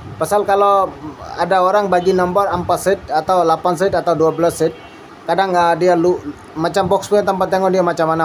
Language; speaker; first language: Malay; non-native, learner; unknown